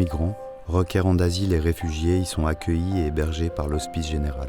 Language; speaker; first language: French; native; French